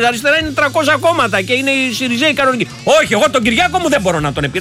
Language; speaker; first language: Greek; native; Greek